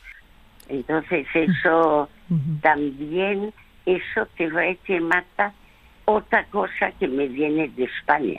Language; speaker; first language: Spanish; early bilingual, other home language; French